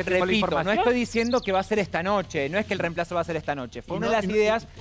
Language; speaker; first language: Spanish; native; Spanish